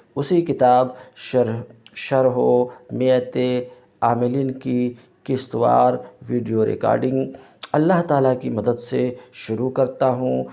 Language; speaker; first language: Urdu; native; Urdu